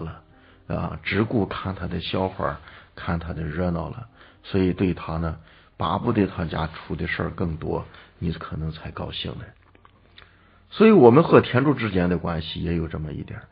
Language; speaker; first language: Chinese; native; Chinese